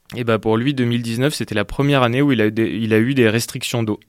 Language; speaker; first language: French; native; French